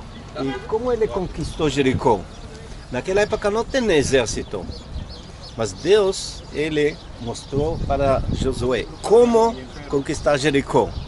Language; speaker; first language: Portuguese; non-native, fluent; Hebrew